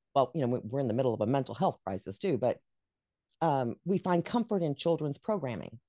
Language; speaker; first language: English; native; English